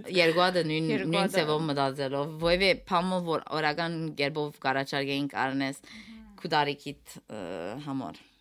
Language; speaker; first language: Armenian; early bilingual, heritage; Armenian